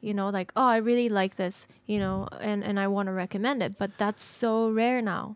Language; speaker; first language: English; non-native, fluent; Japanese